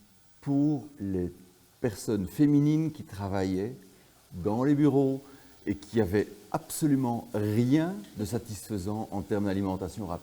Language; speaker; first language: French; native; French